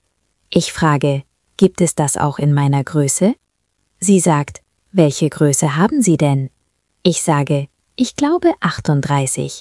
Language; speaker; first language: German; non-native, fluent; Spanish